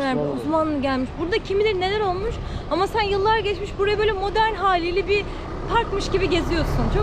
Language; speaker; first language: Turkish; native; Turkish